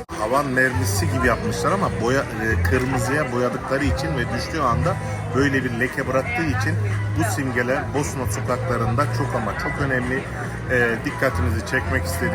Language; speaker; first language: Turkish; native; Turkish